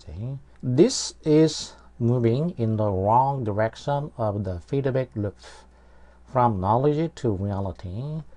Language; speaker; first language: English; non-native, fluent; Korean